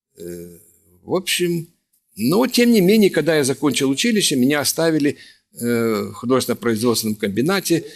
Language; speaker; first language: Russian; native; Russian